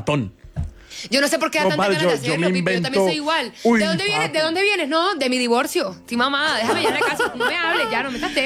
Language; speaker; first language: Spanish; native; Spanish